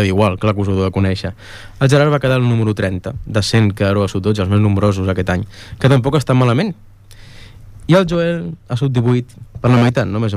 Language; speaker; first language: Catalan; native; Catalan